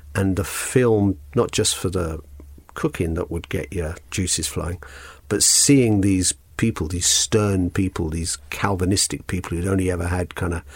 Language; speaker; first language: English; native; English